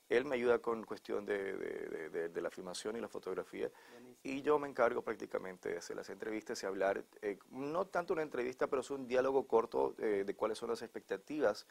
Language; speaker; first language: Spanish; native; Spanish